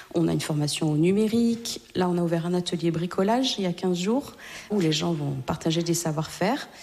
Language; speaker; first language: French; native; French